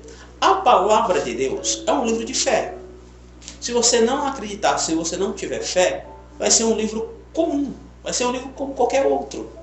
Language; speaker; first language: Portuguese; native; Portuguese